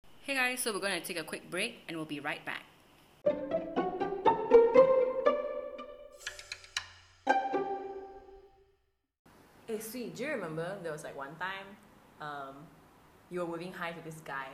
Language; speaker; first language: English; non-native, local second language; Chinese